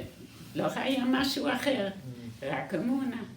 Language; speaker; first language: Hebrew; non-native, fluent; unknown